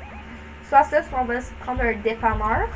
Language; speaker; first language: French; native; French